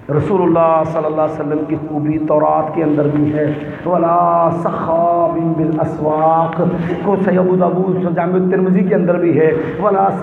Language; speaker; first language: Urdu; non-native, local second language; Punjabi